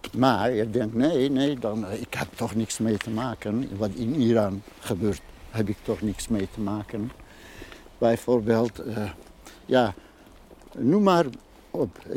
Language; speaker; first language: Dutch; non-native, fluent; Kurdish